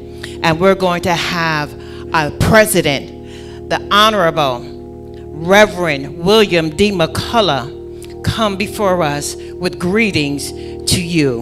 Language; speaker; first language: English; native; English